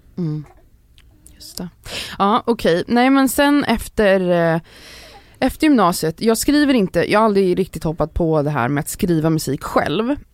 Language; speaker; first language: Swedish; early bilingual, other home language; Polish